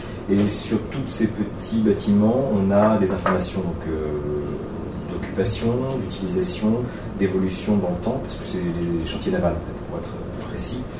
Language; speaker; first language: French; native; French